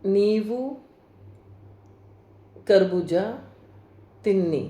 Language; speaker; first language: Kannada; non-native, learner; Punjabi